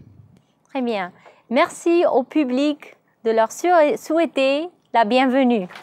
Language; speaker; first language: French; non-native, learner; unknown